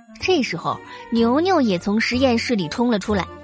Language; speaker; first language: Chinese; native; Chinese